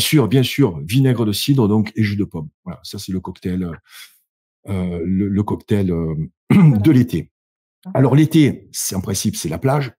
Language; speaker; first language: French; native; French